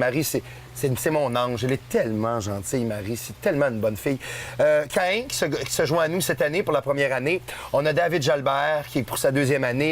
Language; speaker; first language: French; native; French